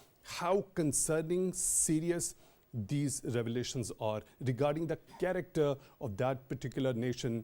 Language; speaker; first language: English; non-native, local second language; Urdu